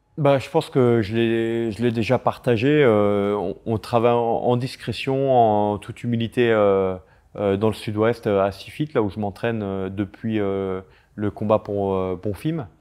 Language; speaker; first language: French; native; French